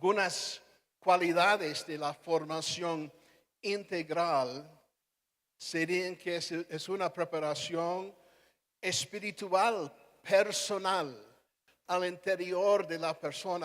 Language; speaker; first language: Spanish; non-native, fluent; English